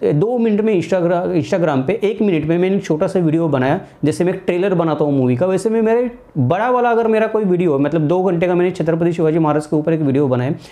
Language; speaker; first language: Hindi; non-native, local second language; Marathi